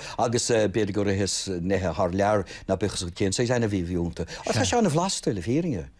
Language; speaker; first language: Irish; non-native, local second language; English